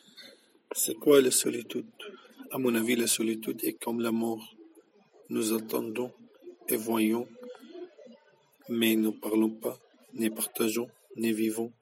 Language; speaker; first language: French; non-native, learner; Arabic